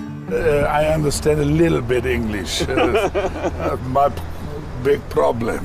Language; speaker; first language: English; non-native, learner; German